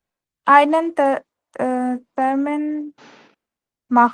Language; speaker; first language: German; non-native, learner; Urdu